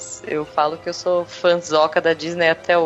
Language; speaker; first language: Portuguese; native; Portuguese